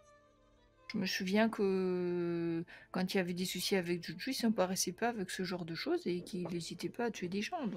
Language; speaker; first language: French; native; French